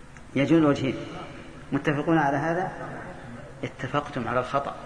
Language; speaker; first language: Arabic; native; Arabic